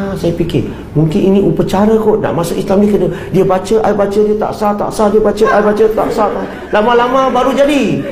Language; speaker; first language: Malay; non-native, local second language; Chinese